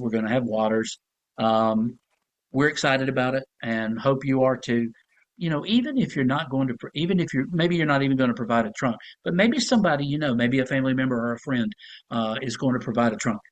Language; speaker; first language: English; native; English